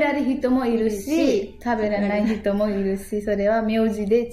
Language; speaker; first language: Japanese; non-native, learner; Nepali